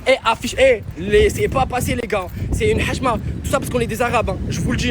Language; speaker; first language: French; native; French